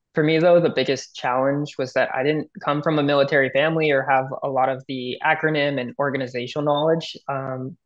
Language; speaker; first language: English; native; English